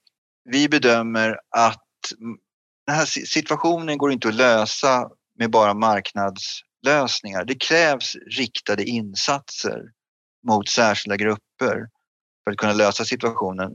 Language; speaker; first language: Swedish; native; Swedish